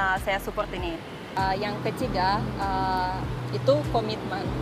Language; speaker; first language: Indonesian; non-native, fluent; Russian